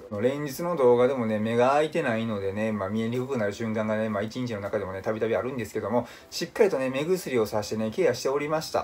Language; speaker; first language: Japanese; native; Japanese